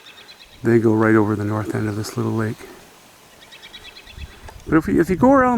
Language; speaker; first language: English; native; English